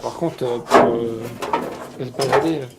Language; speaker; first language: French; native; French